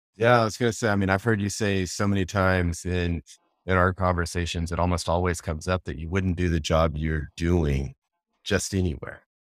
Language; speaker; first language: English; native; English